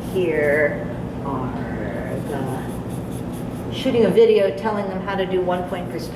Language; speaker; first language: English; native; English